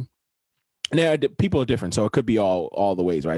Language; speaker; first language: English; non-native, local second language; Yoruba